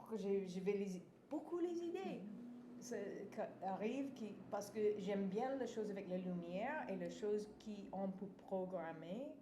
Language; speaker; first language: French; non-native, fluent; English